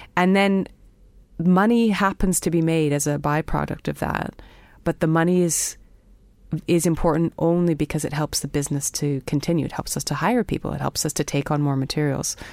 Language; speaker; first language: English; native; English